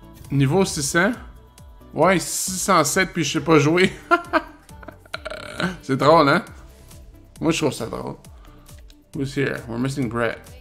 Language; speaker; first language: French; native; French